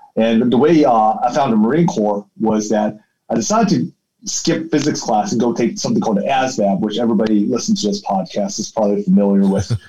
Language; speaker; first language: English; early bilingual, other home language; Chinese